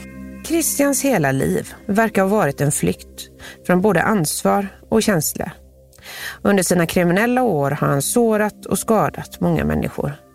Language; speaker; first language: Swedish; native; Swedish